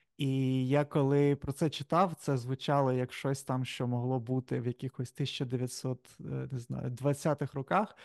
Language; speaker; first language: Ukrainian; native; Ukrainian